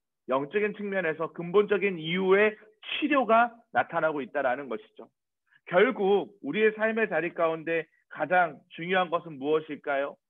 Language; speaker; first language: Korean; native; Korean